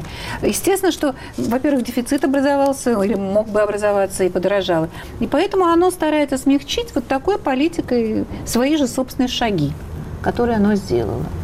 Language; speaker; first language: Russian; native; Russian